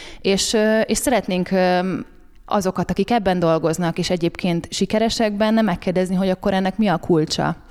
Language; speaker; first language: Hungarian; native; Hungarian